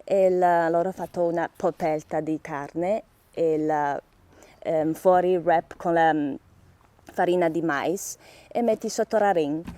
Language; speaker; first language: Italian; non-native, learner; Chinese